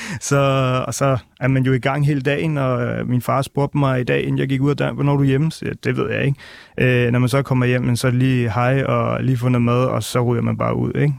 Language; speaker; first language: Danish; early bilingual, other home language; Punjabi